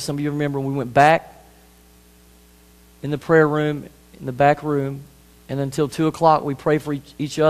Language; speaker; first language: English; native; English